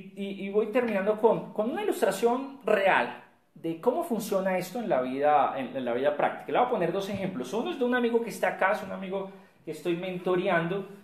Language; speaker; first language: Spanish; native; Spanish